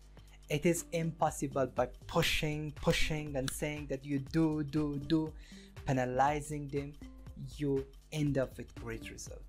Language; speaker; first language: English; non-native, fluent; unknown